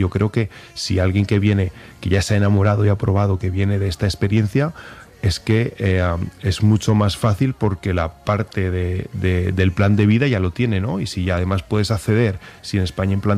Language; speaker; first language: Spanish; native; Spanish